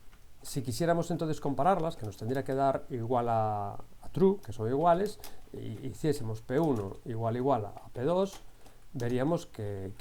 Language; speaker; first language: Spanish; native; Spanish